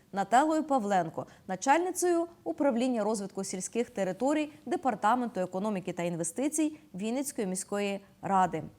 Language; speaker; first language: Ukrainian; native; Ukrainian